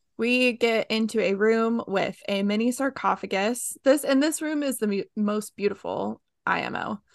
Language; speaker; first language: English; native; English